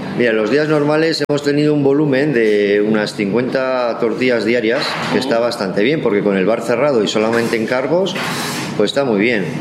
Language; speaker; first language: Spanish; native; Spanish